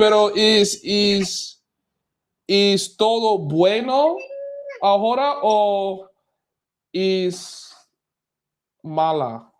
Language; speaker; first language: Spanish; non-native, learner; English